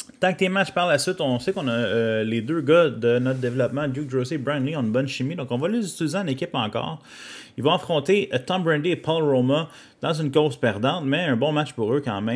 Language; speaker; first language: French; native; French